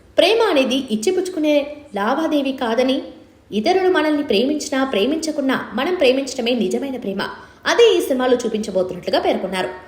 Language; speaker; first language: Telugu; native; Telugu